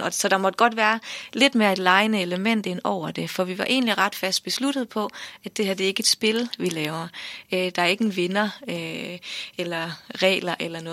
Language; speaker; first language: Danish; native; Danish